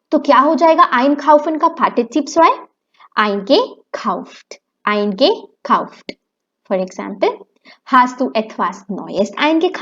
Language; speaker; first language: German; non-native, fluent; Hindi